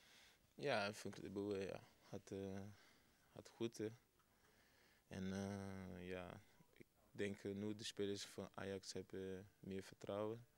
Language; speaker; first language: Dutch; non-native, learner; Portuguese